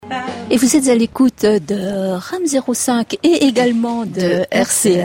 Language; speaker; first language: French; native; French